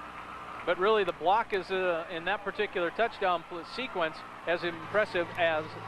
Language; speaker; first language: English; native; English